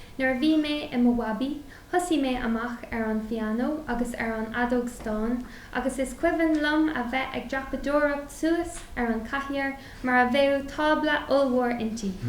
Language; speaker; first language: Irish; non-native, local second language; English